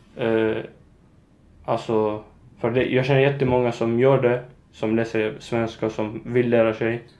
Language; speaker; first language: Swedish; non-native, fluent; Arabic